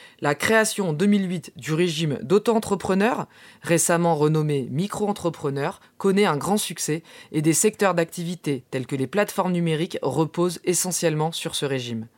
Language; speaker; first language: French; native; French